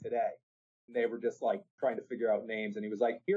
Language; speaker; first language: English; native; English